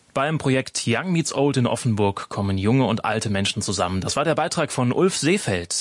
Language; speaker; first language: German; native; German